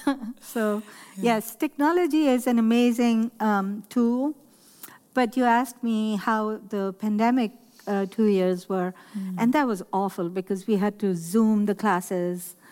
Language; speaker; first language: English; non-native, local second language; Urdu